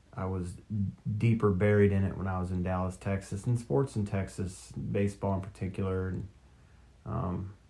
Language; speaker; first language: English; native; English